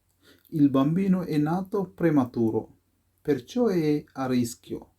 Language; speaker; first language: Italian; non-native, fluent; Sinhala